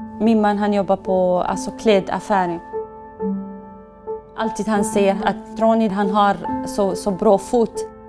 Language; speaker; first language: Swedish; non-native, learner; Arabic